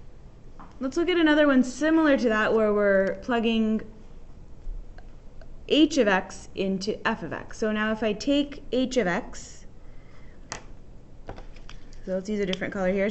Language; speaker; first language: English; native; English